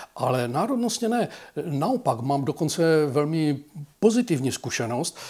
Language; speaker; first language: Czech; native; Czech